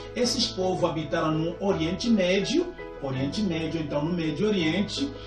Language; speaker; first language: Portuguese; native; Portuguese